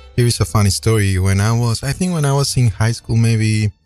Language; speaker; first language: English; non-native, fluent; Spanish